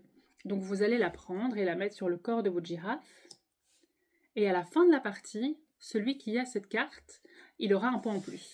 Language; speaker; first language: French; native; French